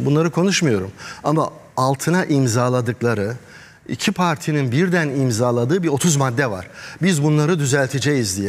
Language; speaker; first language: Turkish; native; Turkish